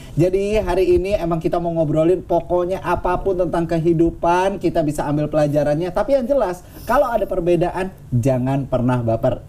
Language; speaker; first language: Indonesian; native; Indonesian